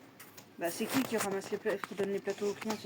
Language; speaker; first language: French; native; French